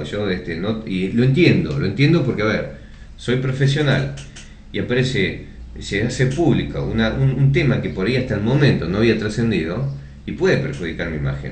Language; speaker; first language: Spanish; native; Spanish